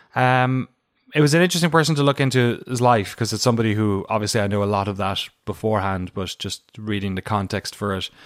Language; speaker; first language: English; native; English